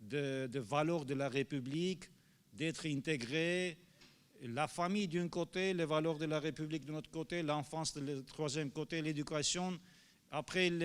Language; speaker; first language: French; non-native, fluent; Armenian